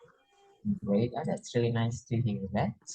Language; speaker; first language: English; non-native, fluent; Indonesian